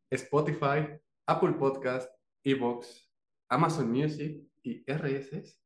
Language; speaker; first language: Spanish; native; Spanish